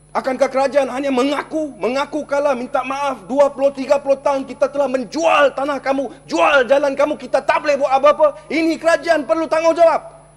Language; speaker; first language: Malay; non-native, local second language; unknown